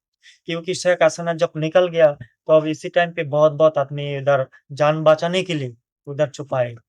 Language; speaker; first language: Hindi; non-native, learner; Bangla